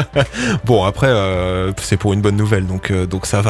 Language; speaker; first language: French; native; French